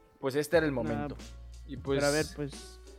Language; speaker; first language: Spanish; native; Spanish